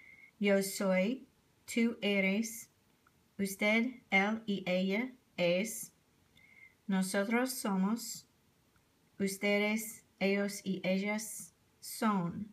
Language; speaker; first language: Spanish; non-native, fluent; English